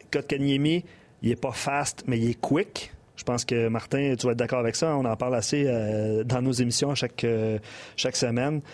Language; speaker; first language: French; native; French